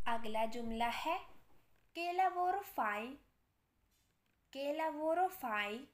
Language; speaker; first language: Italian; non-native, fluent; Urdu